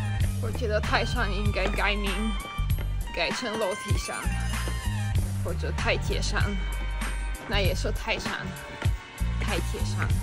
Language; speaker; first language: Chinese; non-native, fluent; Czech